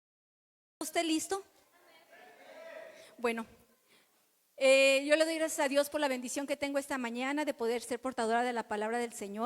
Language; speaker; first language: Spanish; native; Spanish